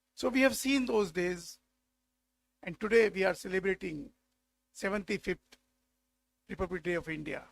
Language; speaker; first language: English; non-native, local second language; Marathi